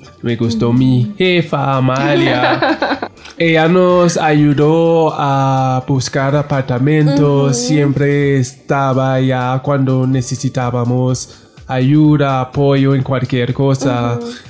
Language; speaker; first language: Spanish; non-native, fluent; English